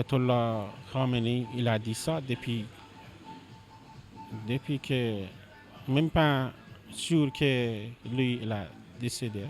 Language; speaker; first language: French; non-native, learner; Persian